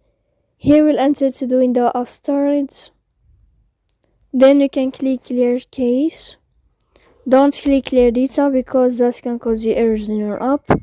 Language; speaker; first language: English; non-native, fluent; Arabic